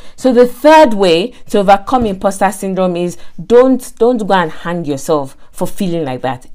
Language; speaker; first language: English; non-native, local second language; Yoruba